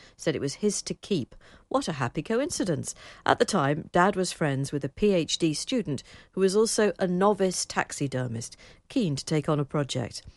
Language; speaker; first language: English; native; English